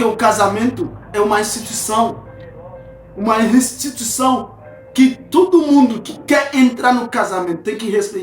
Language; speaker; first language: Portuguese; non-native, fluent; Haitian Creole